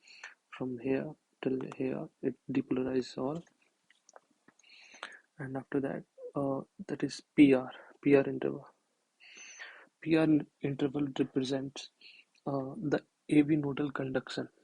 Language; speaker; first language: English; non-native, local second language; Hindi